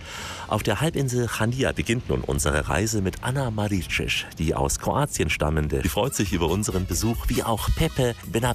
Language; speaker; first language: German; native; German